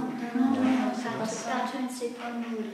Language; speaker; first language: French; non-native, fluent; English